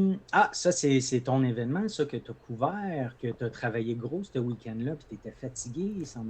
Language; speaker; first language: French; native; French